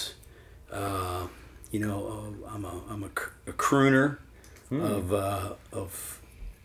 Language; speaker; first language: English; native; English